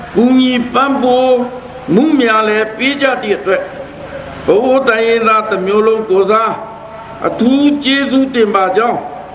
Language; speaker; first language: Burmese; non-native, local second language; Pa'o Karen